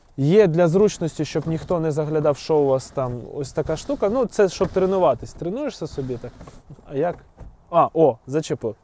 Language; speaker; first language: Ukrainian; non-native, local second language; Russian